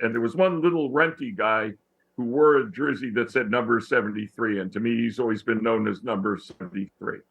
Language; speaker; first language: English; native; English